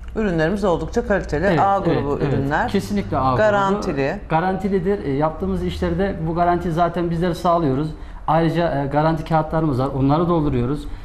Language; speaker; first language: Turkish; native; Turkish